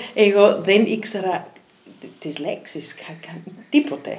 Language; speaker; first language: Greek; non-native, learner; German